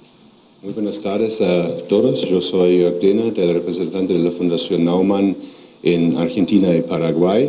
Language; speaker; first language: Spanish; non-native, fluent; German